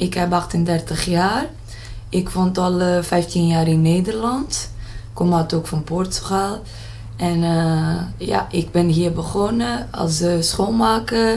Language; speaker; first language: Dutch; non-native, learner; Portuguese